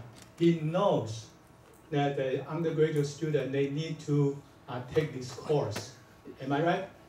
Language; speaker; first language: English; non-native, fluent; Chinese